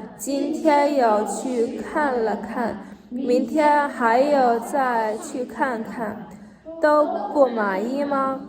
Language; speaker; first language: Chinese; non-native, learner; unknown